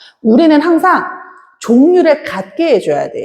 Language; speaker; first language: Korean; native; Korean